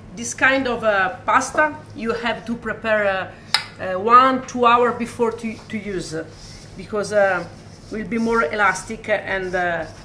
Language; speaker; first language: English; non-native, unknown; Italian